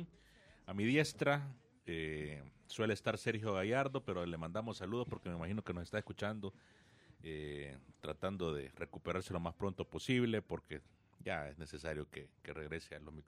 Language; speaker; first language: Spanish; native; Spanish